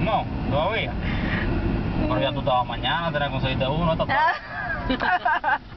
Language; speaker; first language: Spanish; native; Spanish